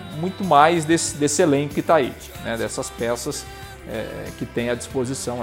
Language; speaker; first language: Portuguese; native; Portuguese